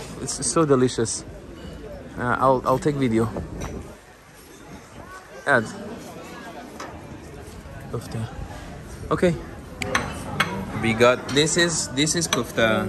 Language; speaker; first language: English; non-native, fluent; Persian